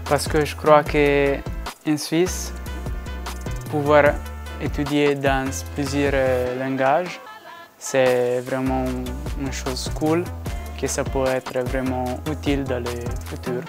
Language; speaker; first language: French; non-native, local second language; Italian